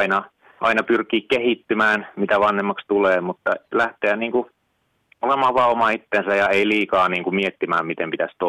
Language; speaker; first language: Finnish; native; Finnish